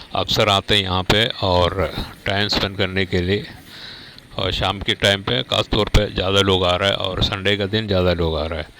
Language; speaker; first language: Hindi; non-native, local second language; Malayalam